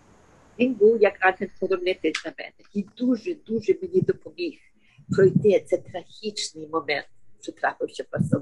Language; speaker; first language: Ukrainian; early bilingual, heritage; Ukrainian